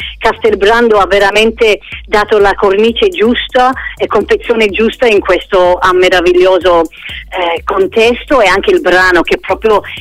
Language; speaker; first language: Italian; early bilingual, heritage; English